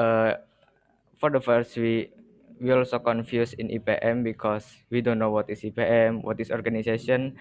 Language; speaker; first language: English; non-native, learner; Indonesian